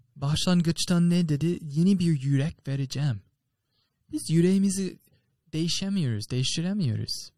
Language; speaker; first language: Turkish; non-native, fluent; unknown